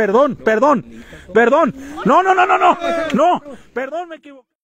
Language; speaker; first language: Spanish; native; Spanish